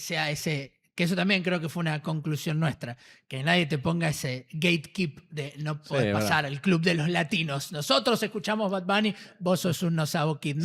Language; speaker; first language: Spanish; native; Spanish